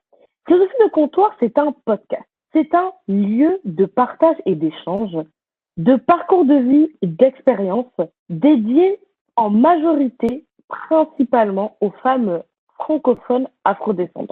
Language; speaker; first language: French; native; French